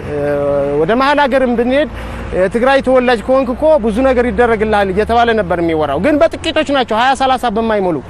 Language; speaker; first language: Amharic; non-native, local second language; Tigrinya